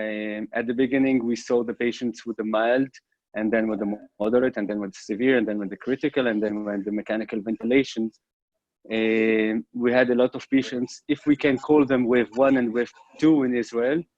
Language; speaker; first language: English; non-native, fluent; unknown